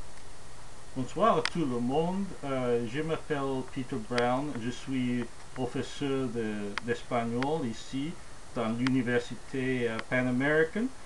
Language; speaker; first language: French; non-native, fluent; English